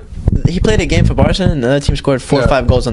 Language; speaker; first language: English; native; English